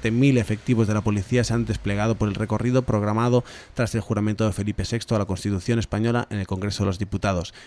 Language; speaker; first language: Spanish; non-native, local second language; Catalan